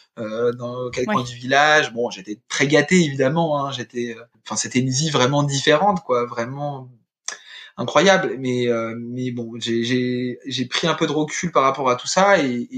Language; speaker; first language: French; native; French